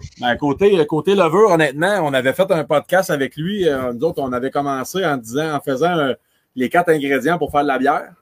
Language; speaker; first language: French; native; French